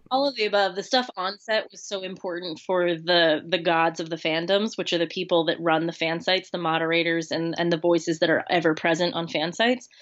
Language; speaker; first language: English; native; English